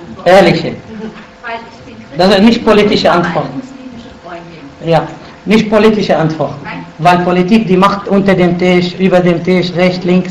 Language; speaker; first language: German; non-native, fluent; Arabic